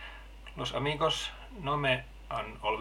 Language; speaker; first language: Spanish; non-native, learner; Finnish